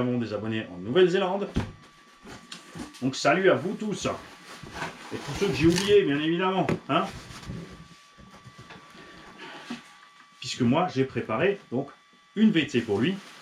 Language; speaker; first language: French; native; French